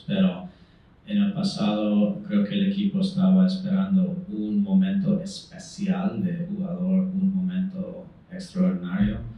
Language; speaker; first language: Spanish; non-native, fluent; English